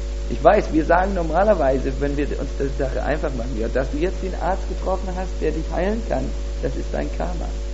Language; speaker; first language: German; native; German